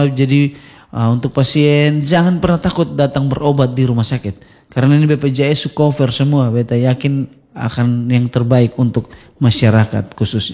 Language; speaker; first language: Indonesian; non-native, local second language; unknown